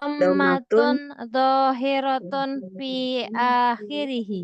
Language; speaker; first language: Arabic; non-native, fluent; Indonesian